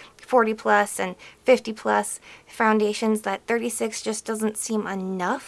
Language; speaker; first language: English; native; English